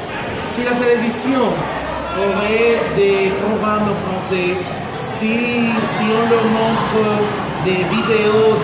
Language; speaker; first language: French; non-native, fluent; Spanish